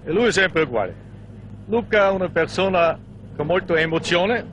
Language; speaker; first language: Italian; non-native, learner; German